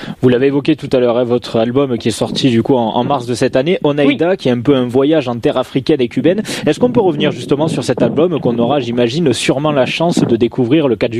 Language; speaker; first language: French; native; French